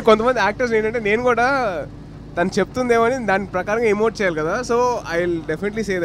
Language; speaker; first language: Telugu; native; Telugu